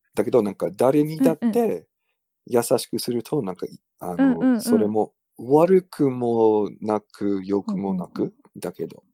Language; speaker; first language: Japanese; non-native, fluent; English